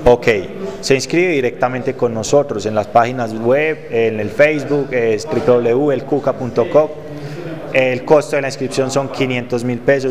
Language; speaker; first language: Spanish; native; Spanish